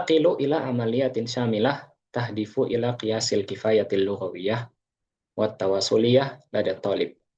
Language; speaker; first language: Arabic; non-native, fluent; Indonesian